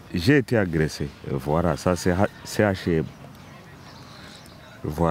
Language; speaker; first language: French; non-native, local second language; Kinyarwanda